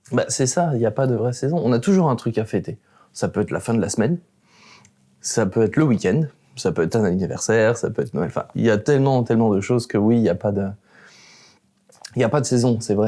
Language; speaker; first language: French; native; French